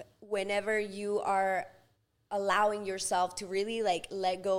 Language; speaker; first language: English; non-native, fluent; Spanish